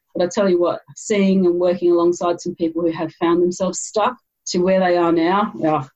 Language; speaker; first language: English; native; English